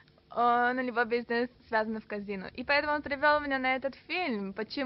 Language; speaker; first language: Russian; early bilingual, heritage; Russian